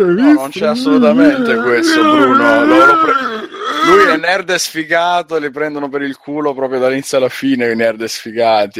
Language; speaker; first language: Italian; native; Italian